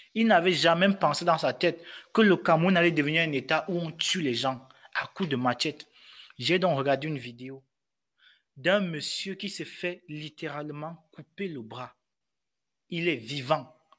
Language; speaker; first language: French; native; French